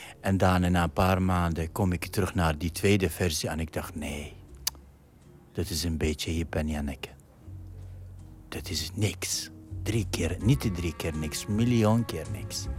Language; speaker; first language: Dutch; non-native, fluent; Arabic